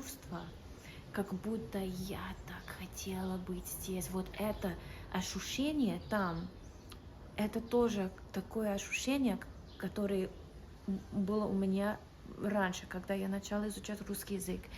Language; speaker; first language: Russian; non-native, fluent; English